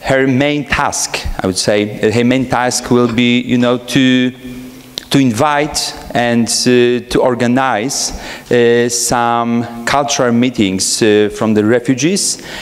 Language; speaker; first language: English; non-native, fluent; Polish